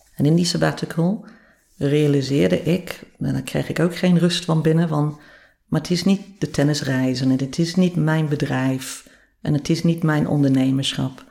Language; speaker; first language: Dutch; non-native, fluent; English